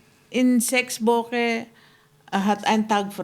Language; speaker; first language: German; non-native, fluent; Filipino